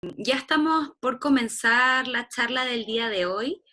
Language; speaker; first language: Spanish; native; Spanish